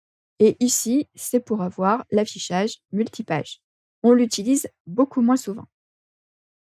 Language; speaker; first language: French; native; French